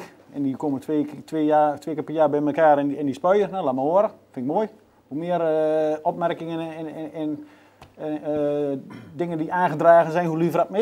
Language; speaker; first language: Dutch; native; Dutch